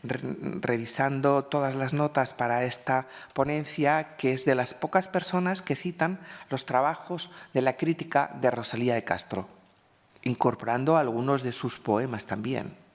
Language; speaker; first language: Spanish; native; Spanish